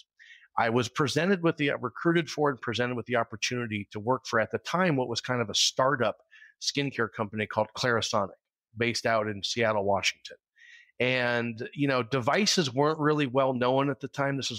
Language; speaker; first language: English; native; English